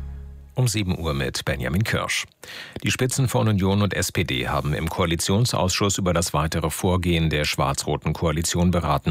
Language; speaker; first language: German; native; German